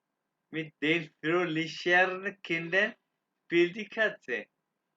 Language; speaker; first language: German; non-native, fluent; Urdu